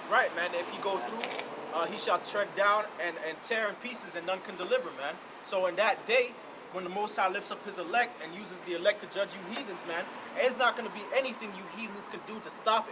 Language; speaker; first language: English; native; English